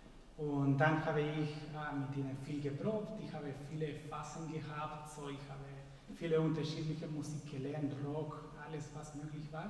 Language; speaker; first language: German; non-native, fluent; Spanish